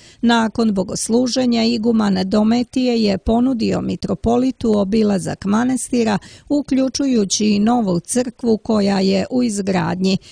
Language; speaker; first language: Serbian; native; Serbian